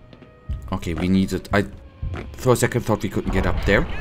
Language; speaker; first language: English; non-native, fluent; German